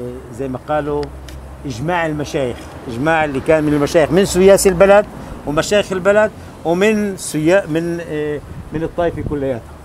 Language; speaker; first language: Arabic; native; Arabic